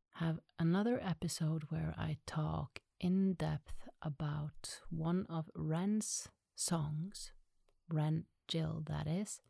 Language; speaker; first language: English; non-native, fluent; Norwegian